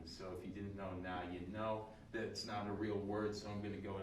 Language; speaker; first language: English; native; English